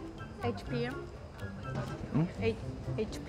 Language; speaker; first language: English; non-native, learner; Japanese